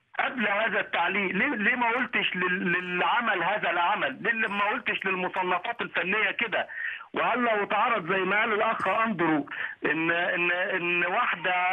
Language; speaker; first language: Arabic; native; Arabic